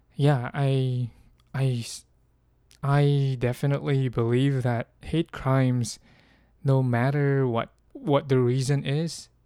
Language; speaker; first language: English; non-native, local second language; Filipino